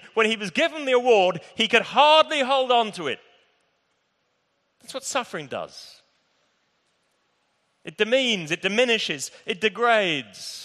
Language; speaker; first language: English; native; English